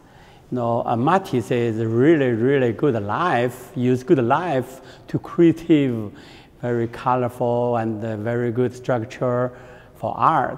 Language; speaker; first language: English; non-native, learner; Chinese